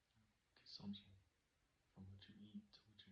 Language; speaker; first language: English; native; English